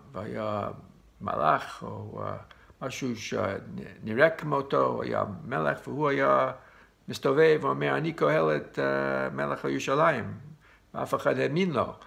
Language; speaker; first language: Hebrew; non-native, fluent; English